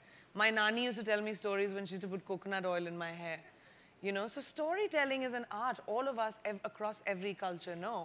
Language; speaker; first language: English; non-native, local second language; Hindi